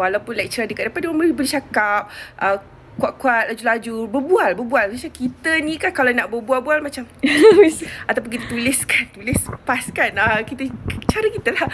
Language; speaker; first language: Malay; native; Malay